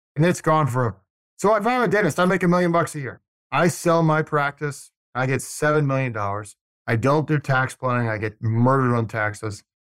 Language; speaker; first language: English; native; English